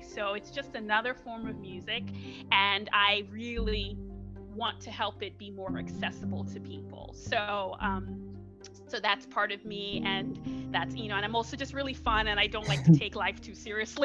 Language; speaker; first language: English; non-native, local second language; Igbo